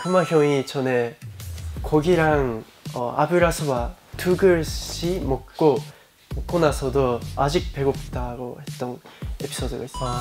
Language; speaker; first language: Korean; non-native, fluent; Japanese